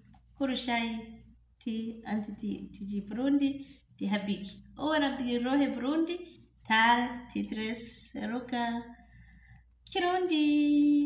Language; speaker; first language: Arabic; non-native, learner; Rundi